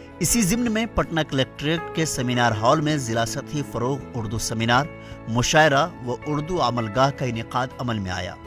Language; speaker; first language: Urdu; native; Urdu